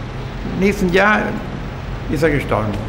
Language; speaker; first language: German; early bilingual, heritage; German